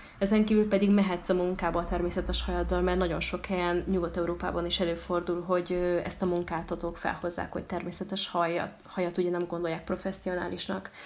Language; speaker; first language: Hungarian; early bilingual, other home language; Arabic